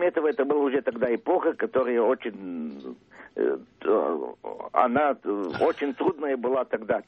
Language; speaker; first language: Russian; early bilingual, heritage; Russian